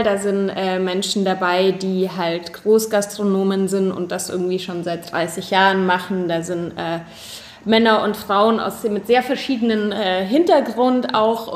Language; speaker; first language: German; native; German